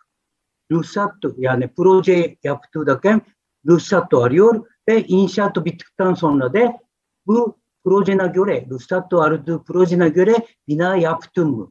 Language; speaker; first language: Turkish; non-native, fluent; Japanese